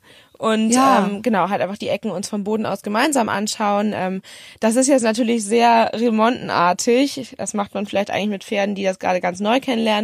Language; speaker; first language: German; native; German